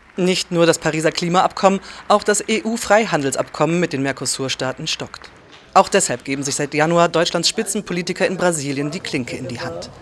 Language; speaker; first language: German; native; German